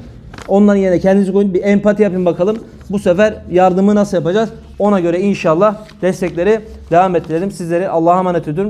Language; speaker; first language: Turkish; native; Turkish